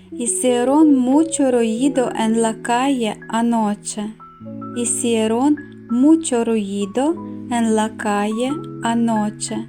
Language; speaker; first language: Spanish; non-native, fluent; Ukrainian